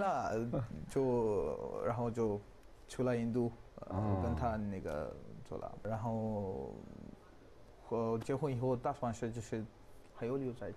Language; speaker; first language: Chinese; non-native, learner; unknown